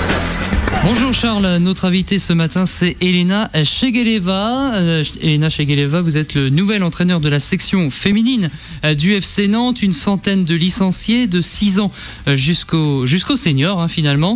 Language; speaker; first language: French; native; French